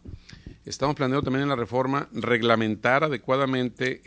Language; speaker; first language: Spanish; native; Spanish